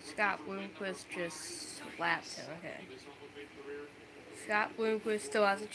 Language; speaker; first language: English; native; English